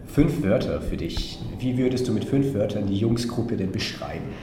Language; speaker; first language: German; native; German